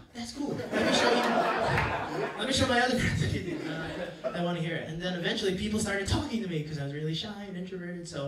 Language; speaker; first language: English; native; English